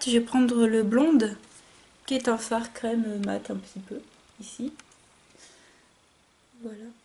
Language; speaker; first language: French; native; French